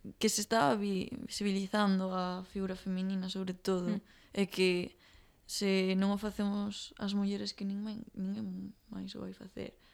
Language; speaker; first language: Galician; native; Galician